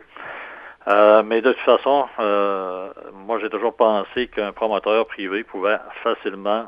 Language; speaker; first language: French; native; French